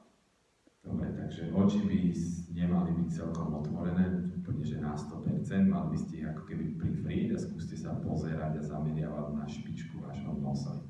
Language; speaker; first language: Slovak; native; Slovak